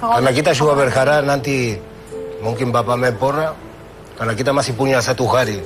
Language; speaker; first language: Indonesian; non-native, fluent; Spanish